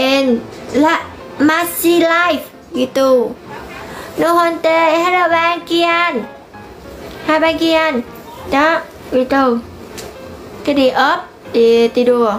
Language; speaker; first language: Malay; non-native, learner; Vietnamese